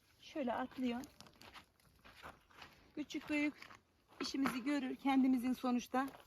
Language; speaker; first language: Turkish; native; Turkish